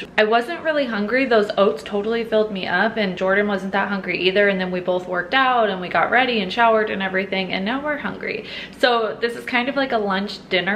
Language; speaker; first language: English; native; English